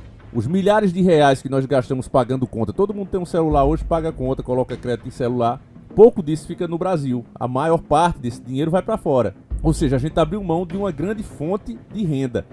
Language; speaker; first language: Portuguese; native; Portuguese